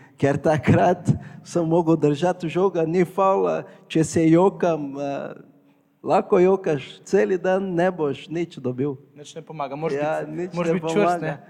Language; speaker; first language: Slovenian; non-native, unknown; Portuguese